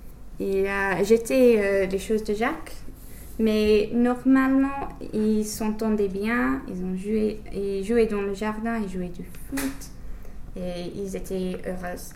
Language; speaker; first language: French; non-native, learner; English